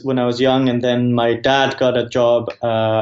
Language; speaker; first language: English; non-native, fluent; Spanish